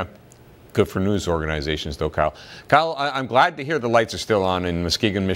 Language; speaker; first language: English; native; English